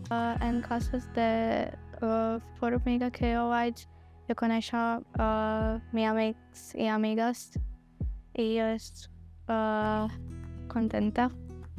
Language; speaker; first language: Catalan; non-native, learner; Croatian